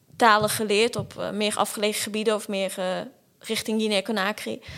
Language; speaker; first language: Dutch; early bilingual, other home language; Portuguese